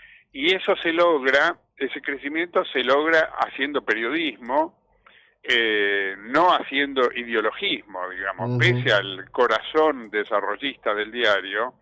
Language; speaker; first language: Spanish; native; Spanish